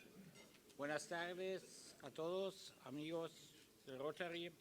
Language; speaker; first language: Spanish; early bilingual, other home language; German